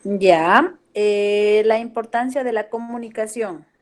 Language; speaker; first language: Spanish; native; Spanish